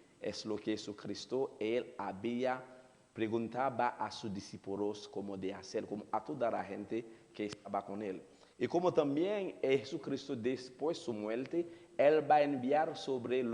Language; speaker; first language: Spanish; non-native, learner; Haitian Creole